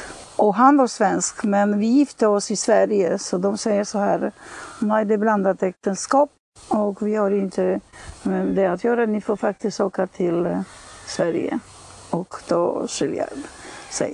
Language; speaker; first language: Swedish; non-native, fluent; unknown